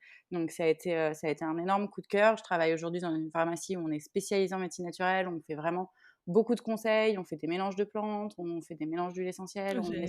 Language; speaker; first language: French; native; French